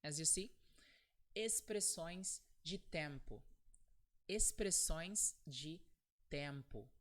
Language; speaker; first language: Portuguese; non-native, fluent; English